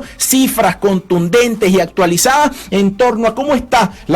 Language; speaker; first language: Spanish; native; Spanish